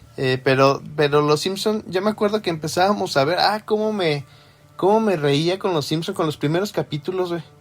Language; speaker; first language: Spanish; native; Spanish